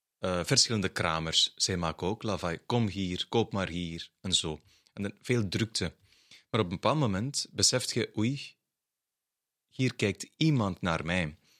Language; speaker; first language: Dutch; non-native, fluent; Tamil